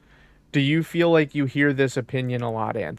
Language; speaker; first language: English; native; English